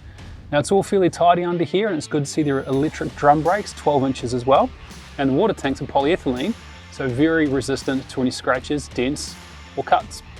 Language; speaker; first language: English; native; English